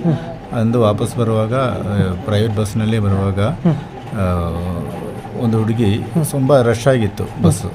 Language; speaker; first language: Kannada; non-native, local second language; Malayalam